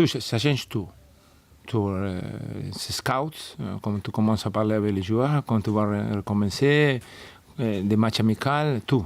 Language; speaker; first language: French; non-native, fluent; Spanish